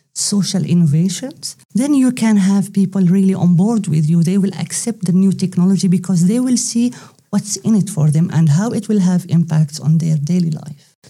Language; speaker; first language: English; non-native, fluent; Arabic